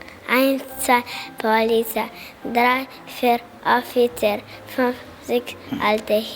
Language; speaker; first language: German; non-native, learner; Slovenian